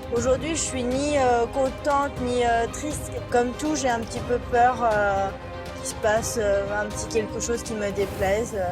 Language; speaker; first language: French; early bilingual, other home language; Korean